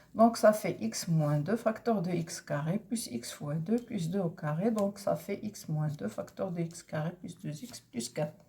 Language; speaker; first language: French; non-native, local second language; Arabic